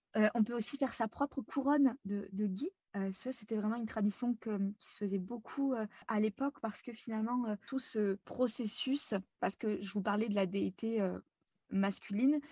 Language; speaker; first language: French; native; French